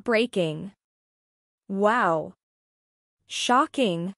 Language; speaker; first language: English; native; English